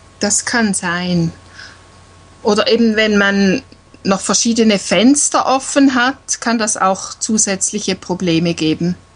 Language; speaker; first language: German; native; German